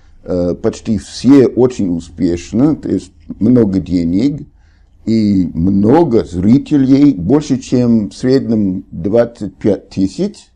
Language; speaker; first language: Russian; non-native, fluent; English